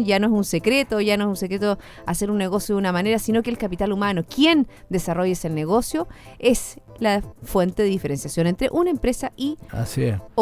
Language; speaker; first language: Spanish; native; Spanish